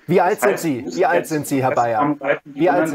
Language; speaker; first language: German; native; German